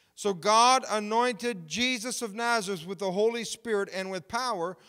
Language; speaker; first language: English; native; English